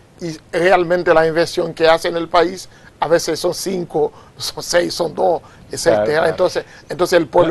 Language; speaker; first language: Spanish; non-native, fluent; Haitian Creole